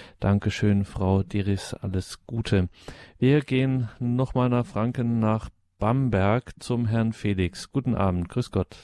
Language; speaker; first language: German; native; German